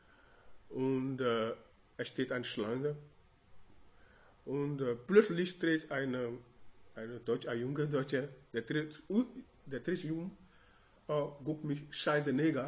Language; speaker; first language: German; non-native, learner; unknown